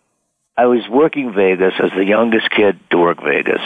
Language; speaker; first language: English; native; English